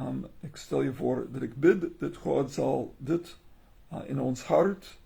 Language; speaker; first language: Dutch; non-native, learner; English